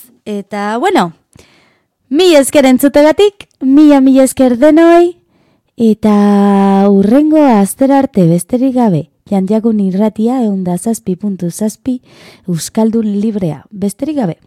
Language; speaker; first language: Basque; non-native, learner; Spanish